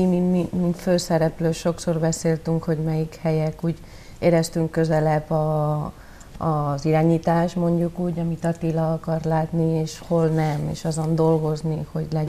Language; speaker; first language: Hungarian; non-native, learner; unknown